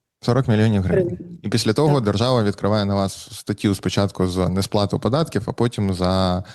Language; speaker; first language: Ukrainian; native; Ukrainian